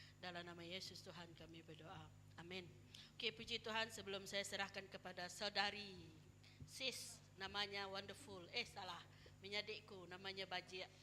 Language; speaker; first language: Malay; non-native, local second language; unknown